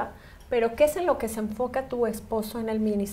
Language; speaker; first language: Spanish; native; Spanish